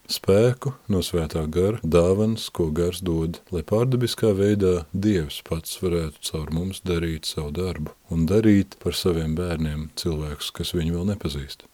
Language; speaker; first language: Latvian; native; Latvian